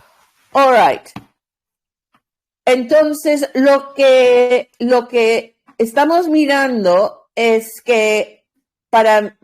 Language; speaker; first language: Spanish; non-native, learner; English